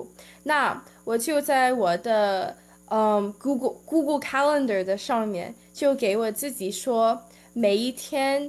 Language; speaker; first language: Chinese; early bilingual, heritage; Chinese